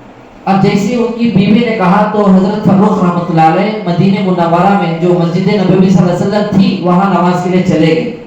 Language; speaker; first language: Urdu; native; Urdu